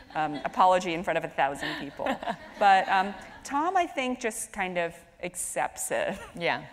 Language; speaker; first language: English; native; English